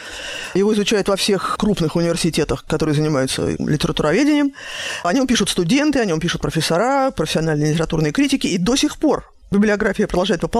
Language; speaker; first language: Russian; native; Russian